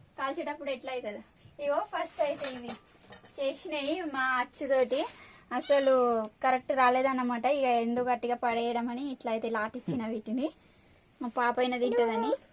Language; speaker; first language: Telugu; non-native, local second language; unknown